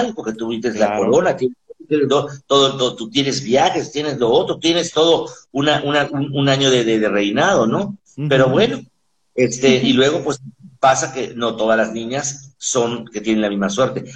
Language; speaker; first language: Spanish; native; Spanish